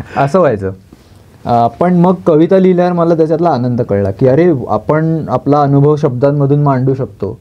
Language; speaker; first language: Marathi; native; Marathi